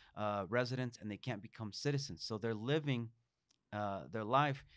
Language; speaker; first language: English; early bilingual, other home language; Spanish